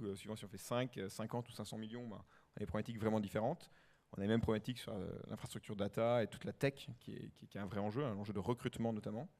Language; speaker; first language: French; native; French